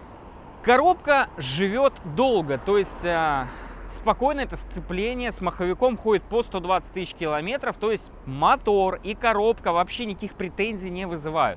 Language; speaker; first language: Russian; native; Russian